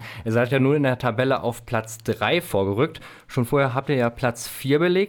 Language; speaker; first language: German; native; German